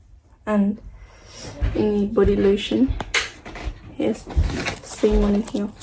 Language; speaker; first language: English; non-native, learner; Indonesian